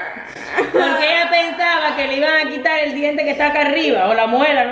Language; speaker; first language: Spanish; native; Spanish